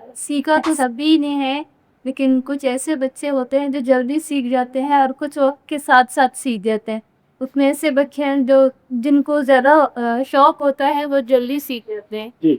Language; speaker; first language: Urdu; non-native, local second language; Sindhi